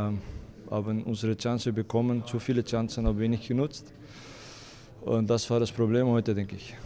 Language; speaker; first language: German; non-native, fluent; Dutch